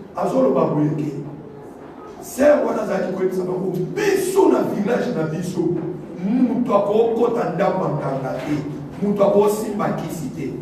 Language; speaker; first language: Lingala; non-native, local second language; Kituba (Democratic Republic of Congo)